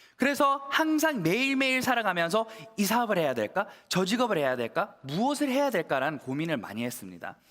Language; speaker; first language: Korean; early bilingual, heritage; Korean